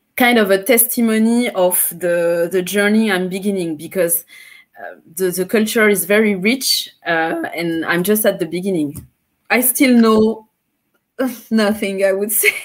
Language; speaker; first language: English; non-native, fluent; French